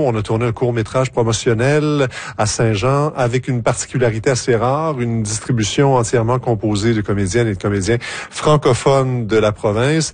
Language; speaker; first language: French; native; French